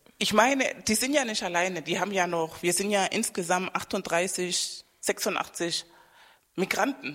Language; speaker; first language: German; non-native, fluent; Spanish